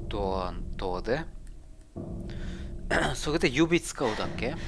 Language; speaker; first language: Japanese; non-native, learner; German